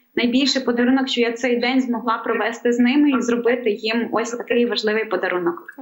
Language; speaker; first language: Ukrainian; native; Ukrainian